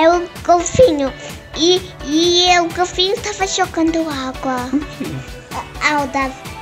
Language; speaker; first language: Portuguese; early bilingual, heritage; Portuguese